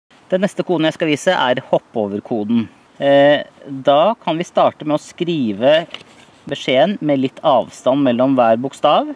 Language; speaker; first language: Norwegian; native; Norwegian